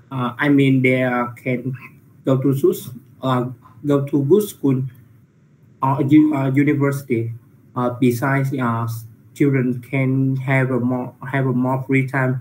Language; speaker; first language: English; non-native, learner; Vietnamese